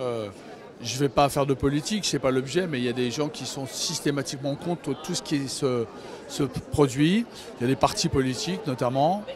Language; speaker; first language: French; native; French